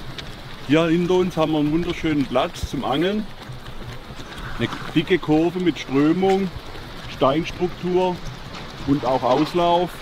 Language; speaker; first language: German; native; German